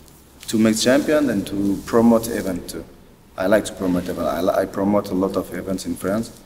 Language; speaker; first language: English; non-native, learner; French